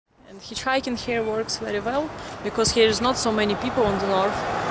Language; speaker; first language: English; non-native, learner; Russian